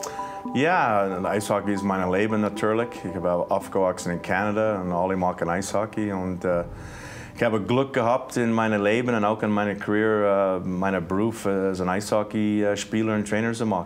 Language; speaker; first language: German; non-native, fluent; English